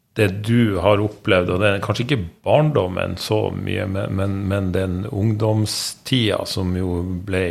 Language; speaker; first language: Norwegian; native; Norwegian